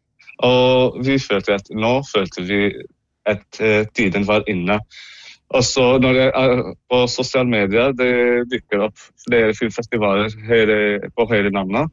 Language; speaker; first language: Norwegian; non-native, fluent; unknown